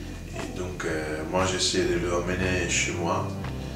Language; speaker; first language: French; non-native, fluent; Italian